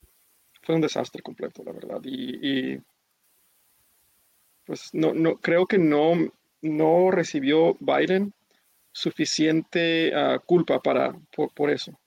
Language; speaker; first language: Spanish; early bilingual, heritage; English